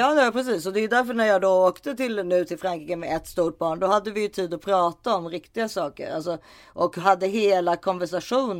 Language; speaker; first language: Swedish; native; Swedish